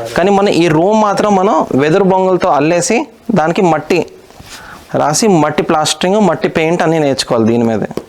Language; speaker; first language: Telugu; non-native, local second language; Hindi